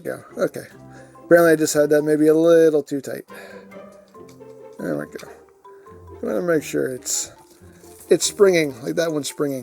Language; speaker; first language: English; native; English